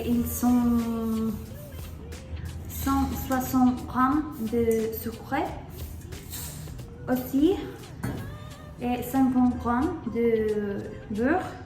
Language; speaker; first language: French; non-native, learner; Spanish